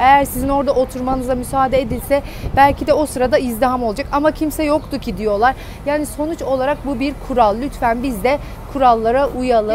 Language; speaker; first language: Turkish; native; Turkish